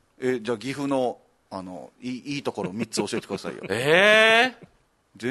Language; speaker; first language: Japanese; native; Japanese